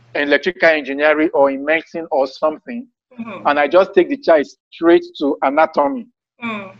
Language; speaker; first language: English; non-native, local second language; Yoruba